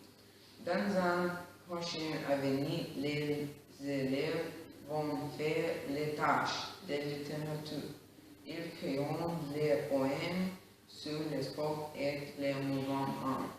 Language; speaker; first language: French; non-native, learner; Lithuanian